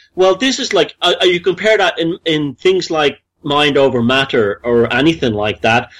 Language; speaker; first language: English; native; English